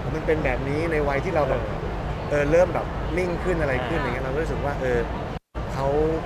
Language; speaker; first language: Thai; native; Thai